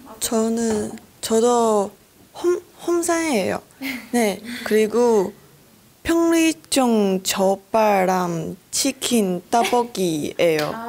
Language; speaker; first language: Korean; non-native, learner; Chinese